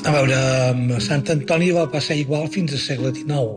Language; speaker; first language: Catalan; native; Catalan